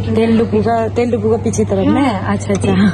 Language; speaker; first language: Hindi; non-native, local second language; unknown